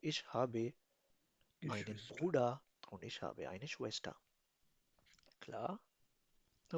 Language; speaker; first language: German; non-native, fluent; Urdu